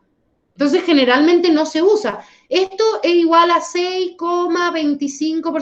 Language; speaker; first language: Spanish; native; Spanish